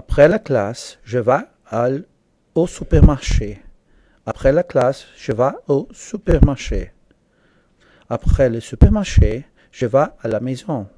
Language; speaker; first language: French; non-native, fluent; English